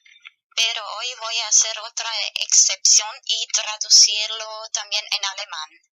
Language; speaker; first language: Spanish; non-native, fluent; German